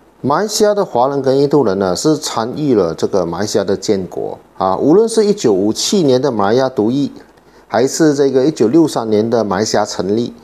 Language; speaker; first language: Chinese; native; Chinese